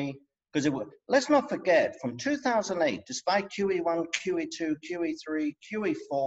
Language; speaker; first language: English; native; English